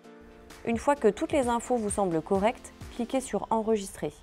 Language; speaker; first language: French; native; French